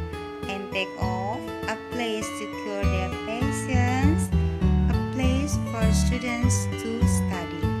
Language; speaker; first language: English; non-native, learner; Indonesian